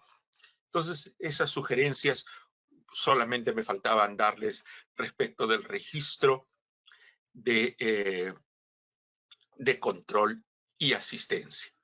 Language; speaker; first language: Spanish; native; Spanish